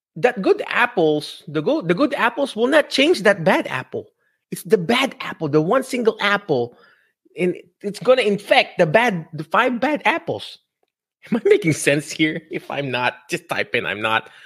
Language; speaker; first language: English; non-native, local second language; Filipino